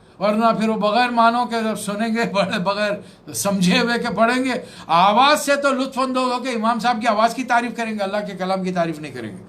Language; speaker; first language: Urdu; native; Urdu